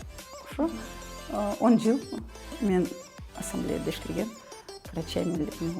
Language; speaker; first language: Kyrgyz; non-native, local second language; Karachay-Balkar